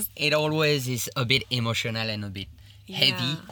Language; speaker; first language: English; non-native, fluent; French